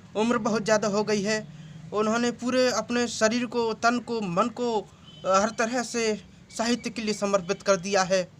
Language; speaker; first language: Hindi; native; Hindi